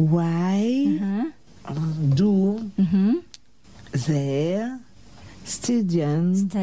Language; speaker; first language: English; non-native, learner; French